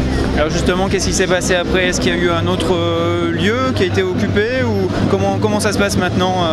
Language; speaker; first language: French; native; French